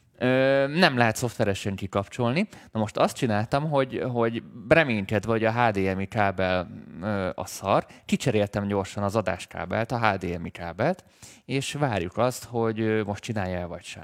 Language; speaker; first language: Hungarian; native; Hungarian